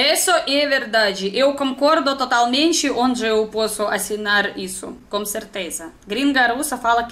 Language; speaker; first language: Portuguese; non-native, learner; Russian